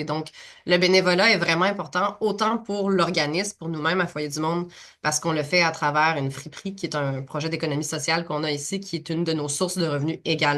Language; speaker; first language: French; native; French